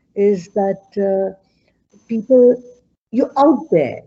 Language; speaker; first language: English; non-native, local second language; Punjabi